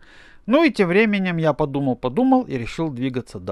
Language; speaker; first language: Russian; native; Russian